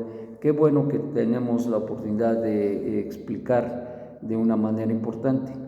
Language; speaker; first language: Spanish; native; Spanish